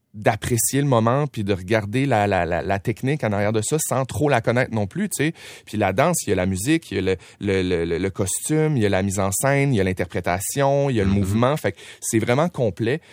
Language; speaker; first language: French; native; French